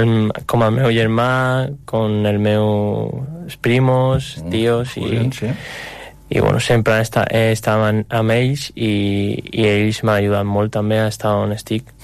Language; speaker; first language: Catalan; non-native, local second language; Spanish